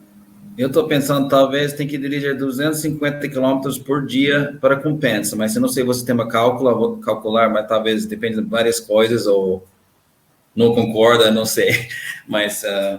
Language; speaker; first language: Portuguese; non-native, learner; English